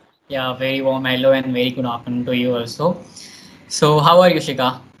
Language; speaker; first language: English; non-native, local second language; Hindi